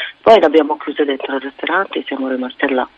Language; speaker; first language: Italian; non-native, fluent; Arabic